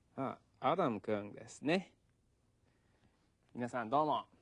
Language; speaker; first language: Japanese; non-native, fluent; English